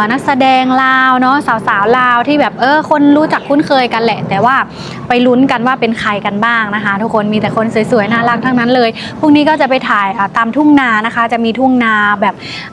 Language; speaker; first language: Thai; non-native, fluent; Lao